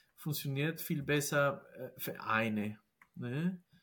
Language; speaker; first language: German; non-native, learner; Spanish